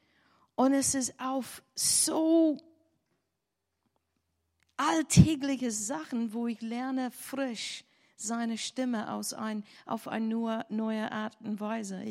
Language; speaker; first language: German; non-native, learner; English